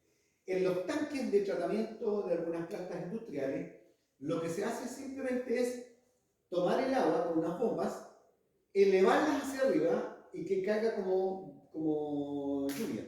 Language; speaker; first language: Spanish; native; Spanish